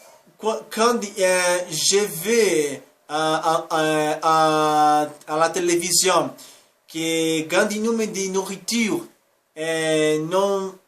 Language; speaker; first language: French; non-native, learner; Spanish